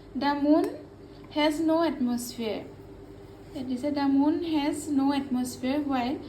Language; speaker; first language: English; non-native, local second language; Assamese